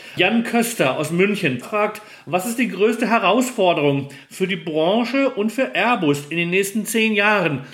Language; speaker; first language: German; native; German